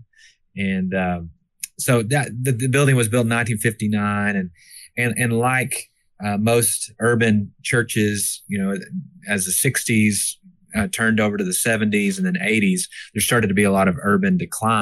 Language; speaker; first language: English; native; English